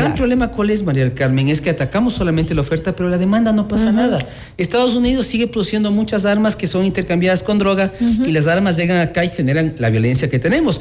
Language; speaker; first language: Spanish; native; Spanish